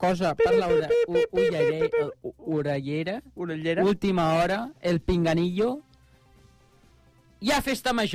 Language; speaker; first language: Catalan; native; Catalan